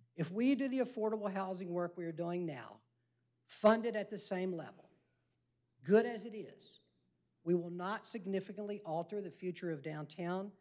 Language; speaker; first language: English; native; English